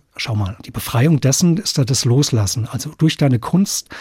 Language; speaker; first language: German; native; German